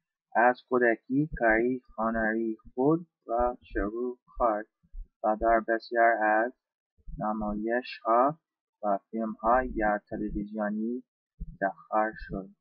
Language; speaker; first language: Persian; non-native, learner; English